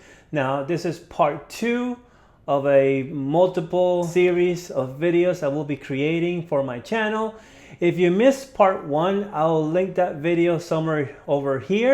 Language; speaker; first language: English; native; English